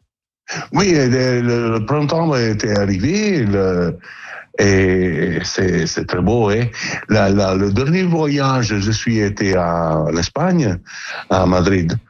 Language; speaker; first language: French; non-native, learner; Italian